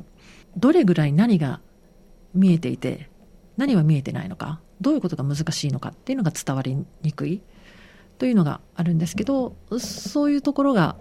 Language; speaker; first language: Japanese; native; Japanese